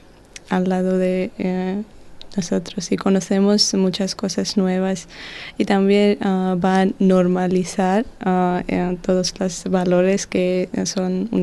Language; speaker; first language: Spanish; non-native, learner; Georgian